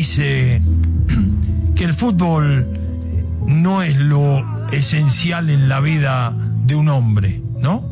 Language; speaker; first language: Spanish; native; Spanish